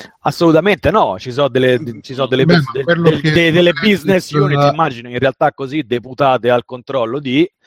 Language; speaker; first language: Italian; native; Italian